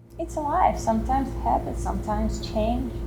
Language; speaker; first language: English; non-native, learner; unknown